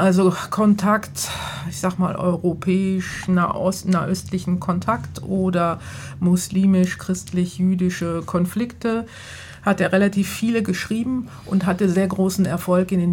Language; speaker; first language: German; native; German